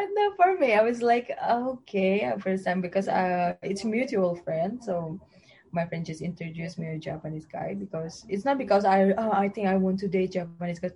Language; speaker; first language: English; non-native, learner; Indonesian